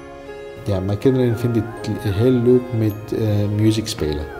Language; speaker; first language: Dutch; non-native, learner; Arabic